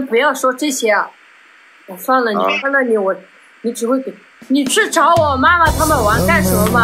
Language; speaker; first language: Chinese; native; Chinese